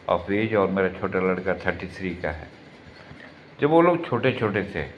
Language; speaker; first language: Hindi; non-native, local second language; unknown